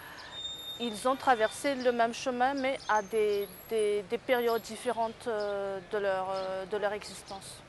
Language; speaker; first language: French; non-native, local second language; Malagasy